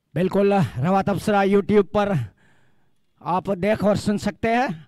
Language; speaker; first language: Hindi; non-native, local second language; Gujarati